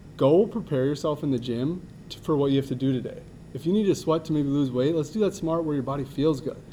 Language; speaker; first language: English; native; English